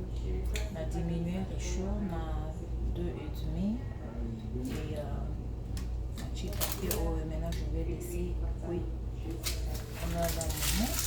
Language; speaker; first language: French; non-native, local second language; Lingala